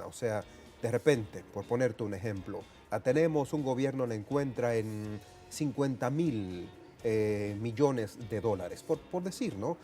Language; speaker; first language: Spanish; native; Spanish